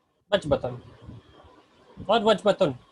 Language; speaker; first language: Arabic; non-native, fluent; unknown